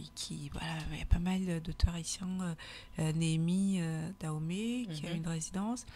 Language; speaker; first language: French; native; French